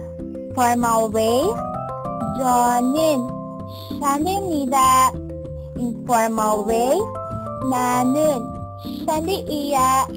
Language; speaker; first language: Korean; non-native, learner; Filipino